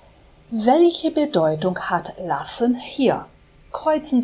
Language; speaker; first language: German; non-native, fluent; Portuguese